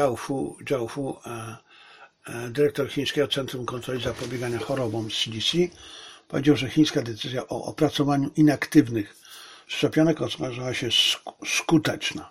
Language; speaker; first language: Polish; native; Polish